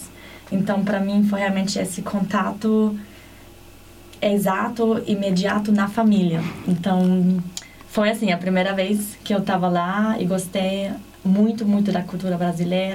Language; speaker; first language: Portuguese; non-native, fluent; German